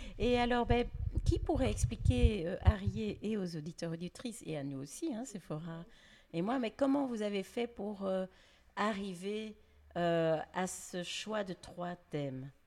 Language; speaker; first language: French; native; French